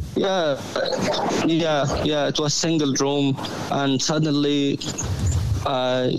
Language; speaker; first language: English; non-native, learner; Arabic